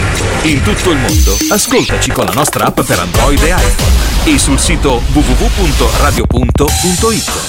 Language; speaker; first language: Italian; native; Italian